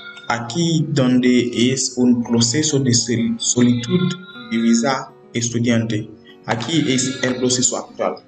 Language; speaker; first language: Spanish; non-native, learner; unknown